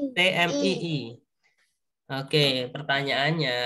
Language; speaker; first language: Indonesian; native; Indonesian